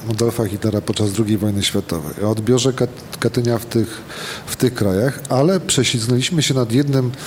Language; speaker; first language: Polish; native; Polish